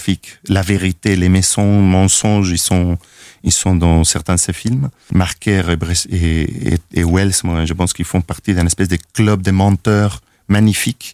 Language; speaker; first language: French; non-native, fluent; Spanish